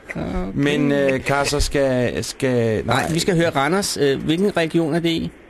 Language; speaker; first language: Danish; native; Danish